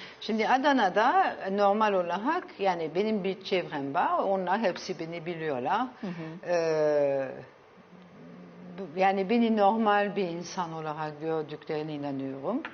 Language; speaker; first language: Turkish; early bilingual, heritage; Turkish